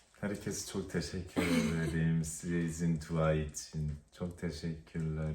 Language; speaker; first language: Turkish; non-native, learner; Korean